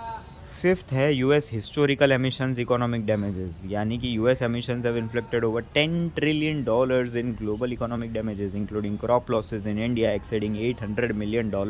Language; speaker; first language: Hindi; native; Hindi